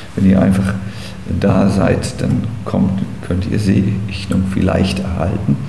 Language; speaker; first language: German; native; German